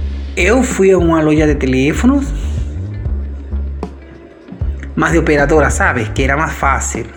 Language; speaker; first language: Portuguese; non-native, fluent; Spanish